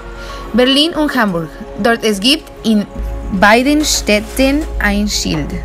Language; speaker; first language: German; non-native, learner; Spanish